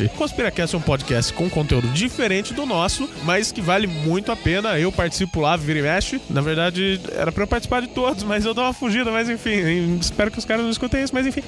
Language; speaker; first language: Portuguese; native; Portuguese